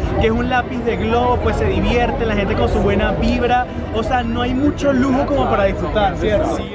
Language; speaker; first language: Spanish; native; Spanish